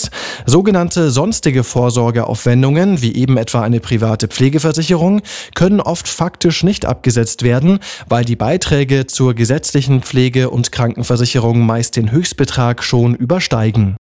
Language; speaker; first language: German; native; German